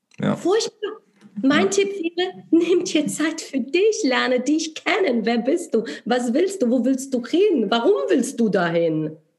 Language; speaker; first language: German; non-native, fluent; Polish